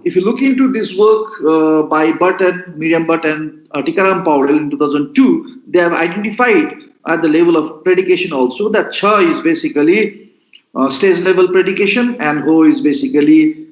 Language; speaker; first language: English; non-native, local second language; Nepali